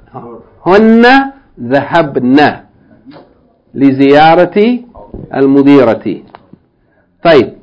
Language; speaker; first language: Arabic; non-native, fluent; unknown